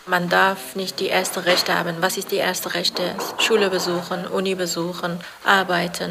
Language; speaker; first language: German; non-native, learner; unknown